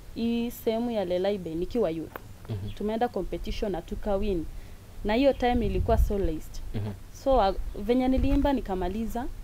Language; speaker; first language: Swahili; non-native, local second language; Kalenjin